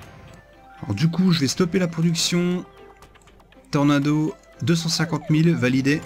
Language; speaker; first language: French; native; French